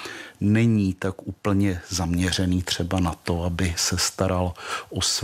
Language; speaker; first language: Czech; native; Czech